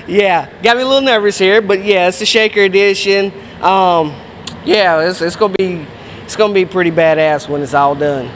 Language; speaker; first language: English; native; English